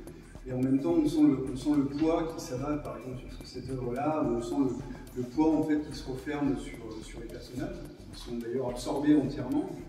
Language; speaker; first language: French; native; French